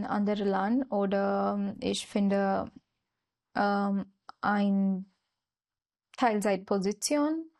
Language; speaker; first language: German; non-native, learner; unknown